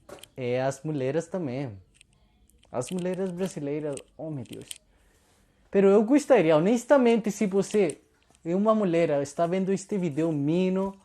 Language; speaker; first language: Portuguese; non-native, learner; Spanish